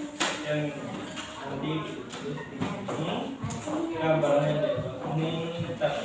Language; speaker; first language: Indonesian; native; Indonesian